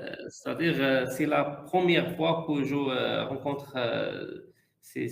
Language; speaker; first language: French; non-native, learner; Arabic